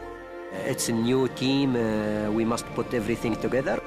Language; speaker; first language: English; non-native, fluent; Arabic